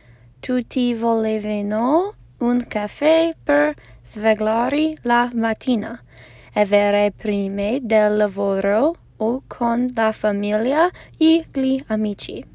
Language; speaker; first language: Italian; non-native, learner; English